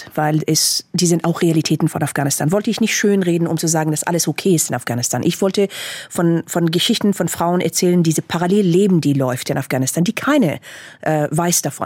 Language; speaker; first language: German; non-native, fluent; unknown